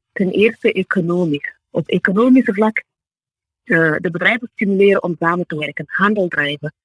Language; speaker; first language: Dutch; non-native, fluent; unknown